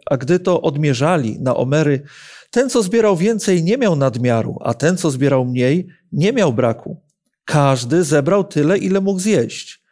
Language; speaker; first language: Polish; native; Polish